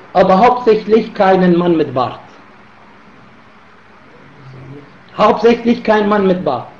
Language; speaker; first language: German; non-native, fluent; Arabic